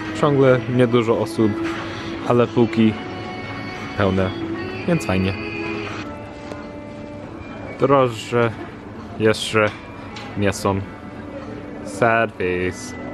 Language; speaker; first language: Polish; non-native, learner; English